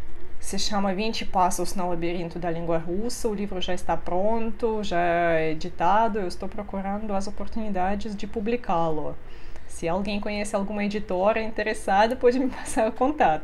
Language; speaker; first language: Portuguese; non-native, fluent; Russian